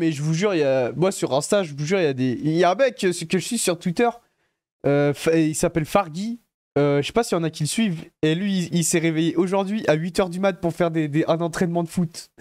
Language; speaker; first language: French; native; French